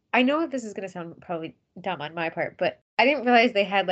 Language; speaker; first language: English; native; English